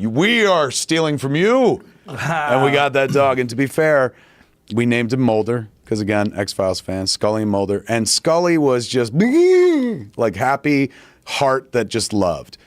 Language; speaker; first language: English; native; English